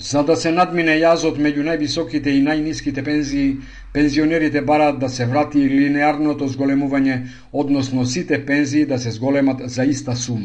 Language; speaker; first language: Macedonian; native; Macedonian